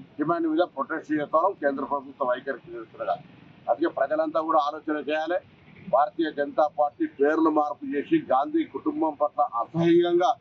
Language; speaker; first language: Telugu; native; Telugu